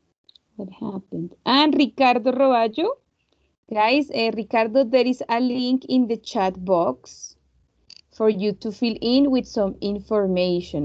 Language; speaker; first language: English; non-native, fluent; Spanish